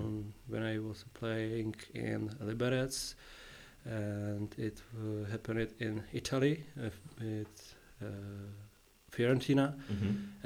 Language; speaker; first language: English; non-native, learner; Czech